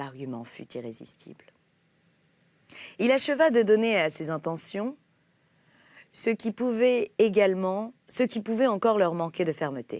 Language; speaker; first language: French; native; French